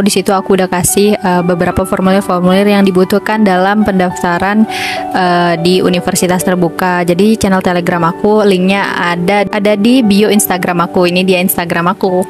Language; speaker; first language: Indonesian; native; Indonesian